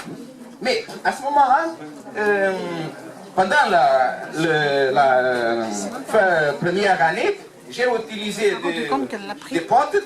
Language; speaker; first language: French; non-native, learner; Portuguese